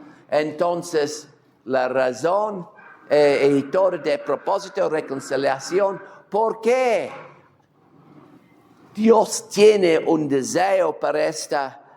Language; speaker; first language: Spanish; non-native, fluent; English